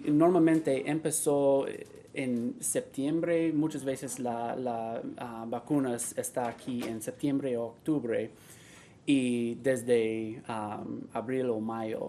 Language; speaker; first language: Spanish; non-native, learner; English